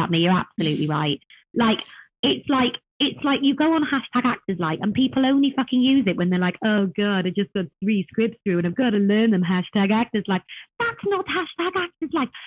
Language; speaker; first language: English; native; English